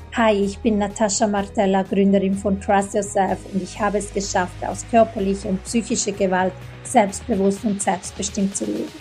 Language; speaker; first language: German; non-native, fluent; Italian